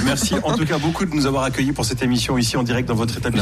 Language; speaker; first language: French; native; French